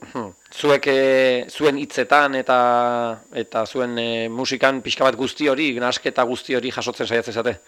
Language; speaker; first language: Basque; native; Basque